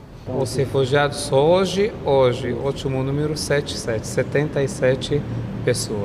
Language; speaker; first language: Portuguese; non-native, fluent; Arabic